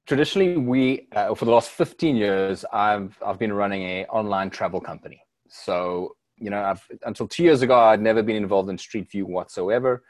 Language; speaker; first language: English; native; English